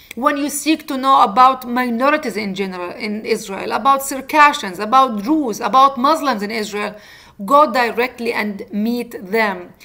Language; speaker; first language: English; non-native, fluent; Arabic